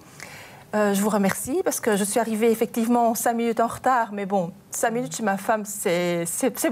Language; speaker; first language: French; native; French